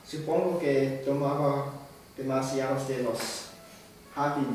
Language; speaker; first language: Spanish; non-native, learner; English